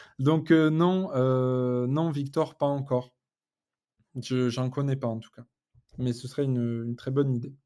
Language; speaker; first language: French; native; French